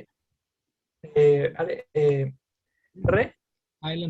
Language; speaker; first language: Spanish; native; Spanish